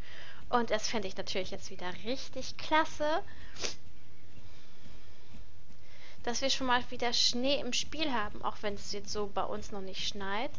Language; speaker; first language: German; native; German